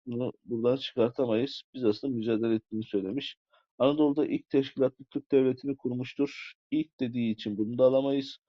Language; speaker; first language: Turkish; native; Turkish